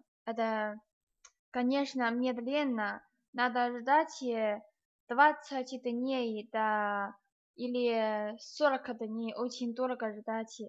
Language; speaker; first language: Russian; non-native, learner; Chinese